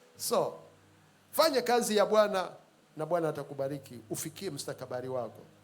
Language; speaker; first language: Swahili; native; Swahili